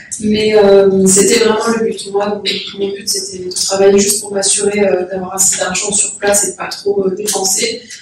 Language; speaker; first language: French; native; French